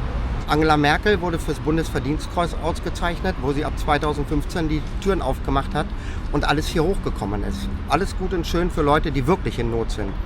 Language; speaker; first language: German; native; German